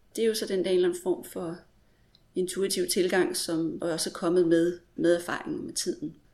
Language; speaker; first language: Danish; native; Danish